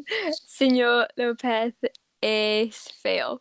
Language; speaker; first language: Spanish; non-native, learner; English